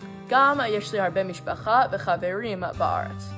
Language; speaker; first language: Hebrew; non-native, learner; English